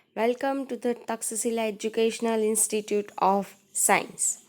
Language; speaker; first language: English; non-native, local second language; Gujarati